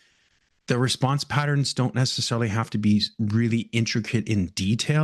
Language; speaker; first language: English; native; English